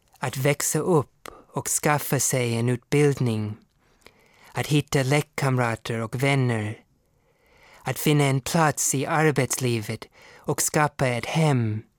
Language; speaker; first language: Swedish; non-native, fluent; English